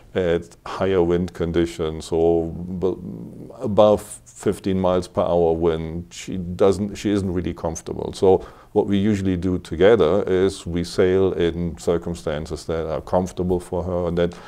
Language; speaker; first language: English; non-native, fluent; German